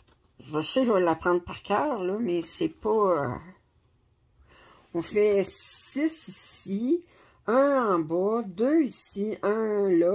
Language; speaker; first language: French; native; French